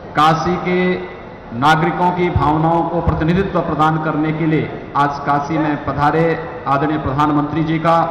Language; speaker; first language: Hindi; native; Hindi